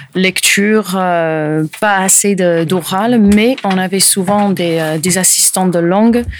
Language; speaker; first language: French; non-native, fluent; English